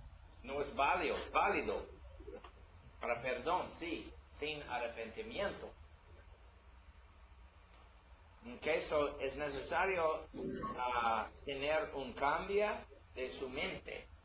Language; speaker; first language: Spanish; non-native, learner; English